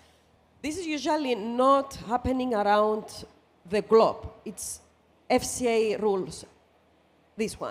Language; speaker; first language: English; non-native, fluent; Greek